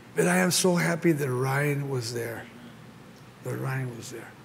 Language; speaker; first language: English; early bilingual, other home language; Spanish